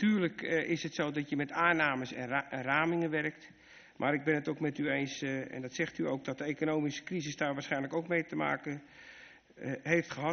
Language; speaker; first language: Dutch; native; Dutch